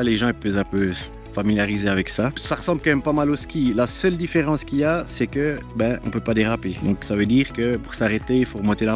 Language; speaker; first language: French; native; French